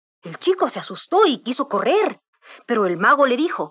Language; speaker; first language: Spanish; native; Spanish